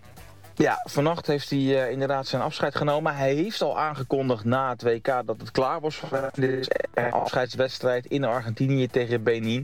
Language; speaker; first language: Dutch; native; Dutch